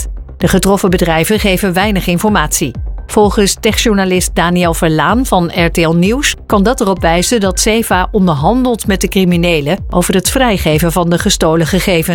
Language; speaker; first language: Dutch; native; Dutch